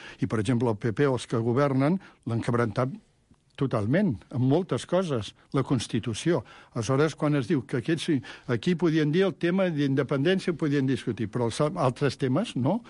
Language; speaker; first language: Catalan; native; Catalan